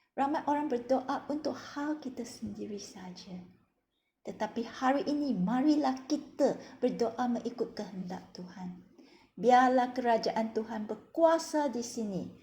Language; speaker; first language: Malay; non-native, local second language; Chinese